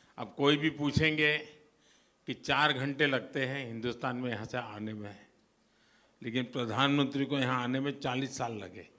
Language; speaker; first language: Hindi; non-native, local second language; Gujarati